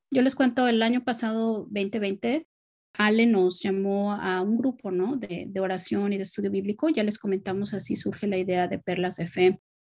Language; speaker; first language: Spanish; native; Spanish